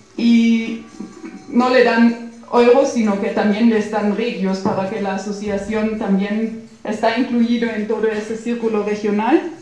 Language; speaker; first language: Spanish; non-native, fluent; German